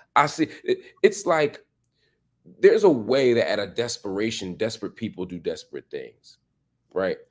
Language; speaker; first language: English; native; English